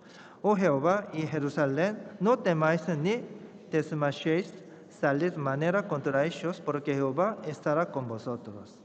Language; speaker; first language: Spanish; non-native, fluent; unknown